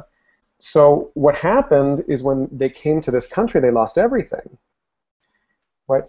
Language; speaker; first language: English; early bilingual, other home language; Spanish